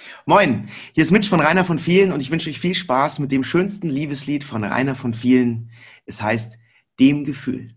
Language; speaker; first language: German; native; German